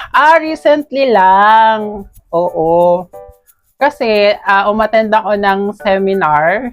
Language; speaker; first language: Filipino; native; Filipino